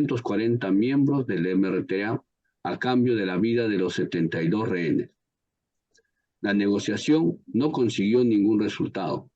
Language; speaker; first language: Spanish; native; Spanish